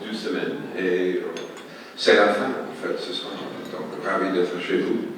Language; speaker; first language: French; non-native, fluent; English